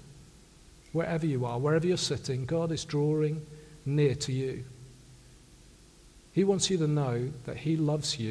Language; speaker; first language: English; native; English